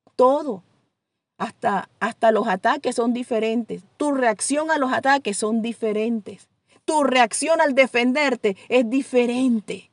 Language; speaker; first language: Spanish; native; Spanish